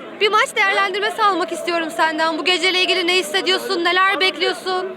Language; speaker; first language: Turkish; native; Turkish